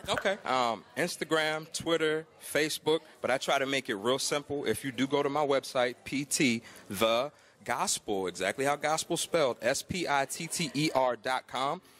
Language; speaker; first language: English; native; English